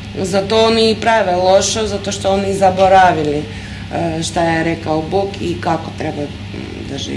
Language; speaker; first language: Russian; non-native, fluent; Serbian